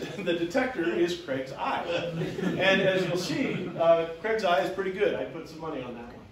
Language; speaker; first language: English; native; English